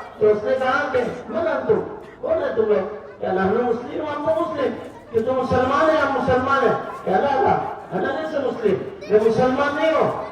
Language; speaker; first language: Urdu; native; Urdu